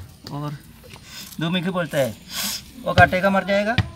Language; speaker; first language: Hindi; non-native, local second language; Malayalam